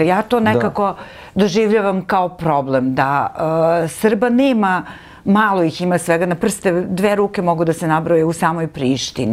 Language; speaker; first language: Serbian; native; Serbian